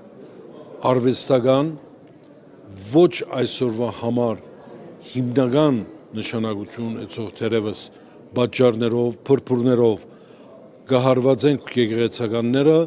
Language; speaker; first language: Armenian; early bilingual, heritage; Armenian